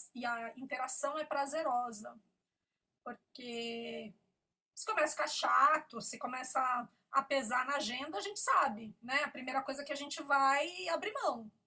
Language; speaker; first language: Portuguese; native; Portuguese